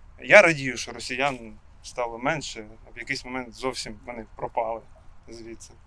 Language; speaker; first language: Ukrainian; non-native, local second language; Russian